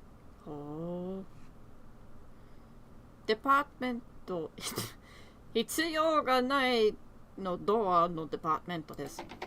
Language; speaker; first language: Japanese; non-native, learner; English